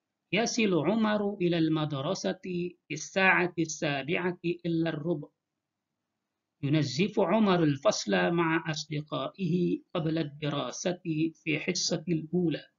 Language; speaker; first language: Arabic; non-native, fluent; Indonesian